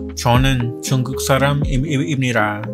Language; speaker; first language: Korean; non-native, learner; English